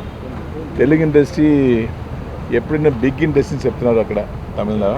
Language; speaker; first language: Telugu; non-native, learner; Tamil